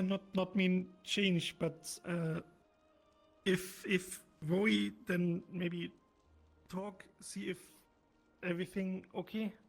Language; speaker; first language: English; non-native, learner; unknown